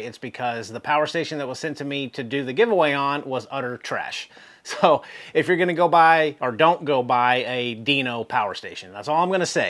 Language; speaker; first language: English; native; English